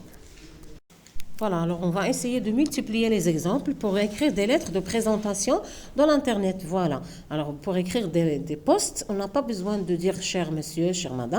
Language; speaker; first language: French; non-native, local second language; Arabic